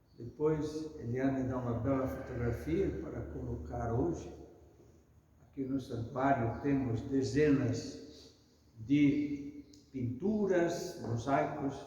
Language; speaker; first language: Portuguese; non-native, fluent; Italian